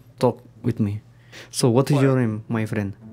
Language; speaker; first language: English; non-native, learner; Indonesian